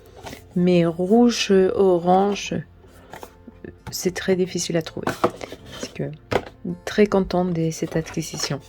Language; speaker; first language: French; non-native, learner; Spanish